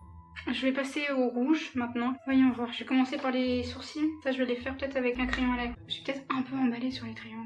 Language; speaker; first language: French; native; French